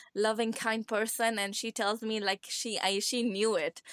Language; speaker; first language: English; non-native, fluent; Persian